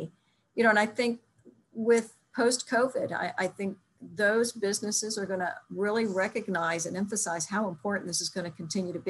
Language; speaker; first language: English; native; English